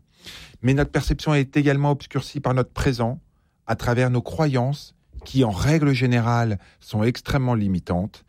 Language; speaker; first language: French; native; French